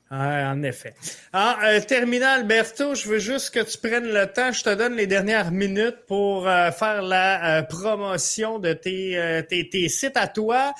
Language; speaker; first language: French; native; French